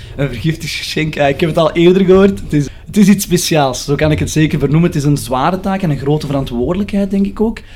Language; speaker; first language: Dutch; non-native, local second language; Arabic